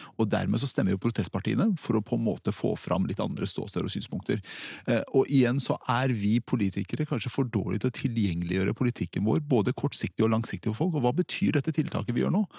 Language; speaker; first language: Norwegian; early bilingual, other home language; Persian